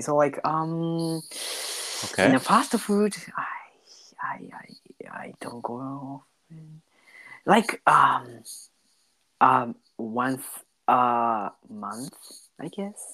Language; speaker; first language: English; non-native, learner; Japanese